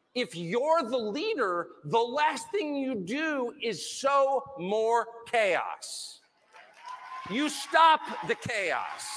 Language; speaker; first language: English; native; English